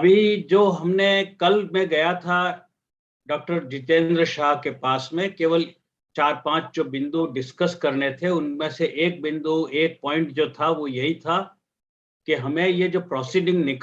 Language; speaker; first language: Hindi; native; Hindi